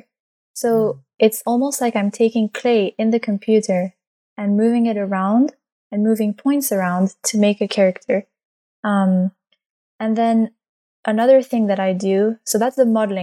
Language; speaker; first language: English; non-native, fluent; French